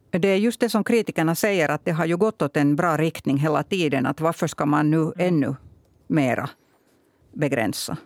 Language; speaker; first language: Swedish; native; Swedish